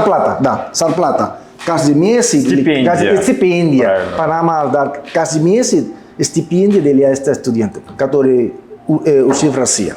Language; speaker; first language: Russian; non-native, learner; Spanish